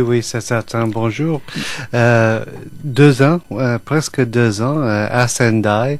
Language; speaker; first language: French; non-native, fluent; English